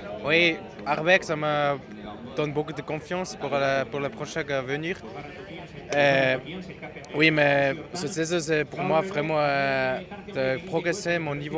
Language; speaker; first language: French; non-native, local second language; German